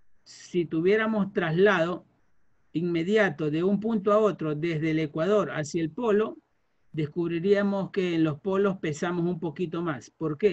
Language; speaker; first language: Spanish; native; Spanish